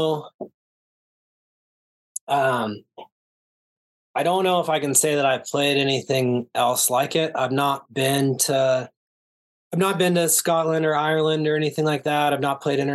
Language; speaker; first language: English; native; English